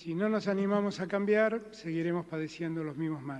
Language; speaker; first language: Spanish; native; Spanish